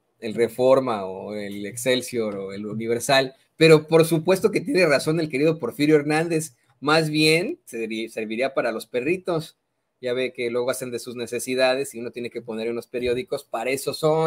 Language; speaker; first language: Spanish; native; Spanish